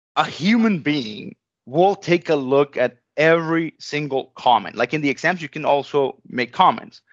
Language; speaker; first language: English; non-native, fluent; Spanish